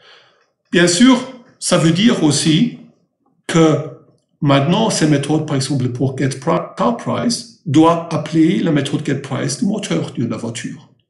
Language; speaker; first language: French; non-native, fluent; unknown